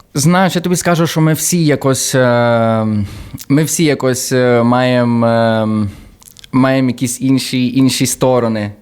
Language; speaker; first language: Ukrainian; early bilingual, heritage; Ukrainian